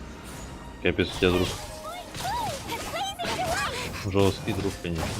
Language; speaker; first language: Russian; native; Russian